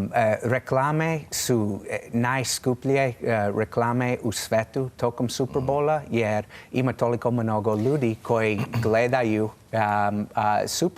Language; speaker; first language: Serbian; non-native, learner; English